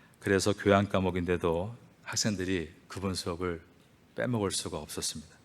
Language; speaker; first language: Korean; native; Korean